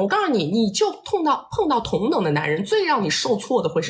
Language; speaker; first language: Chinese; native; Chinese